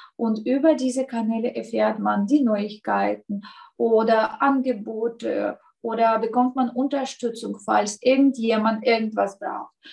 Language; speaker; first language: German; non-native, fluent; Russian